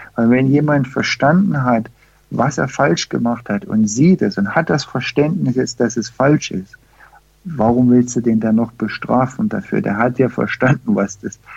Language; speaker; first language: German; early bilingual, heritage; German